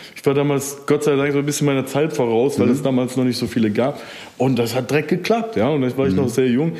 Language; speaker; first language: German; early bilingual, other home language; Turkish